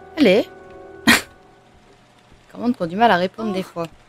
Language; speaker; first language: French; native; French